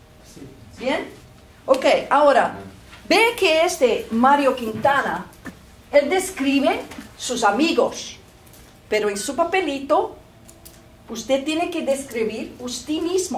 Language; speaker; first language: Spanish; non-native, fluent; Portuguese